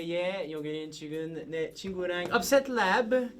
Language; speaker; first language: Korean; non-native, learner; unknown